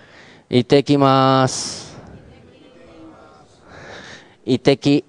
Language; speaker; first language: Japanese; non-native, fluent; Chinese